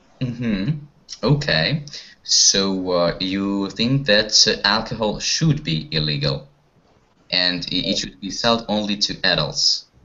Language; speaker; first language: English; non-native, fluent; Russian